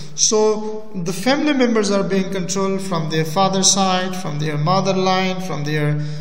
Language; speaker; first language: English; non-native, fluent; Persian